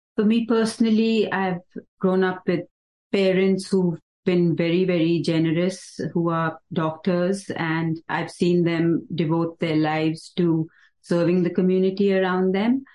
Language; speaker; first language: English; non-native, local second language; Hindi